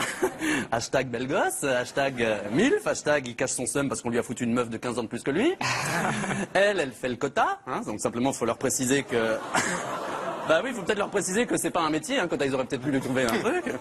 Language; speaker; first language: French; native; French